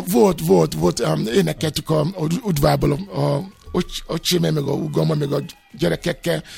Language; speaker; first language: Hungarian; non-native, fluent; Yoruba